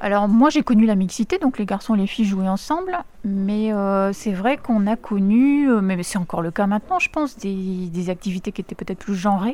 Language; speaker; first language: French; native; French